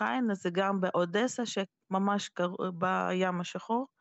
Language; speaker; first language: Hebrew; non-native, fluent; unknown